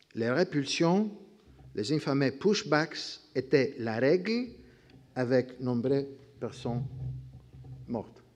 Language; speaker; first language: French; non-native, fluent; Greek